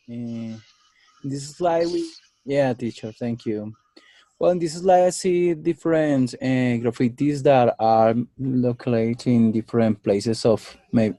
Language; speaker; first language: English; non-native, learner; Spanish